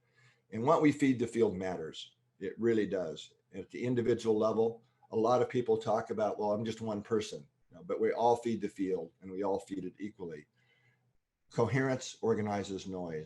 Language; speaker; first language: English; native; English